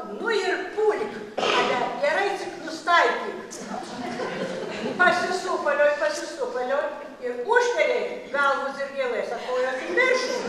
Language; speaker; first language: Lithuanian; native; Lithuanian